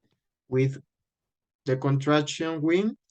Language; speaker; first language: English; non-native, fluent; Spanish